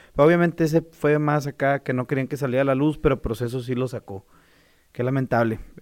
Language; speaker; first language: Spanish; native; Spanish